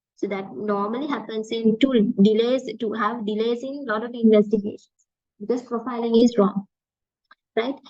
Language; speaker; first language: English; non-native, local second language; Sinhala